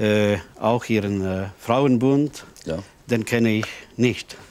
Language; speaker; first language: German; non-native, local second language; French